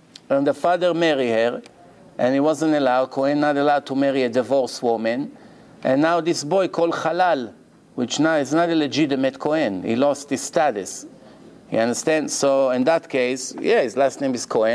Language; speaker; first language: English; non-native, fluent; Hebrew